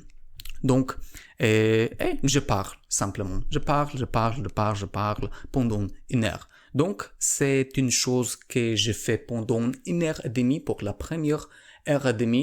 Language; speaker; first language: French; non-native, learner; Polish